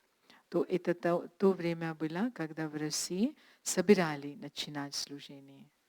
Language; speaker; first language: Russian; non-native, learner; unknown